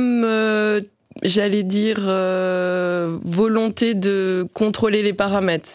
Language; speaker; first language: French; native; French